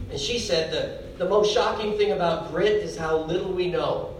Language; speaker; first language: English; native; English